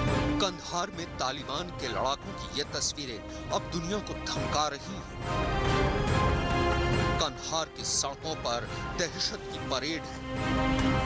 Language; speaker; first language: Hindi; native; Hindi